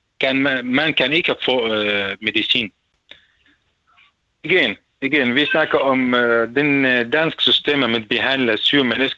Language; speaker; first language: Danish; non-native, learner; Arabic